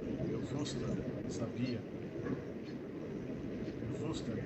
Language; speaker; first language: German; non-native, fluent; Portuguese